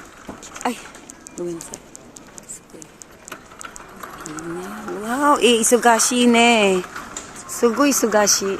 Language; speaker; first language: Japanese; non-native, learner; Filipino